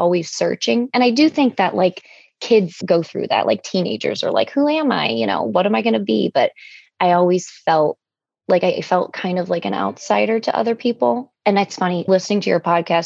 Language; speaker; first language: English; native; English